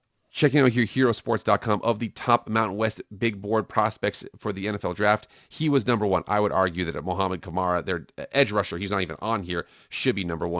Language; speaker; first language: English; native; English